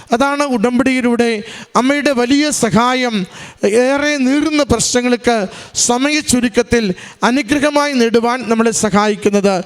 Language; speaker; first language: Malayalam; native; Malayalam